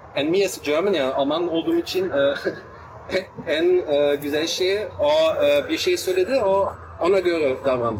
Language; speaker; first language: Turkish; non-native, learner; German